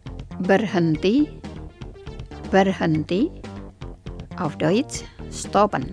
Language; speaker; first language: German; non-native, fluent; Indonesian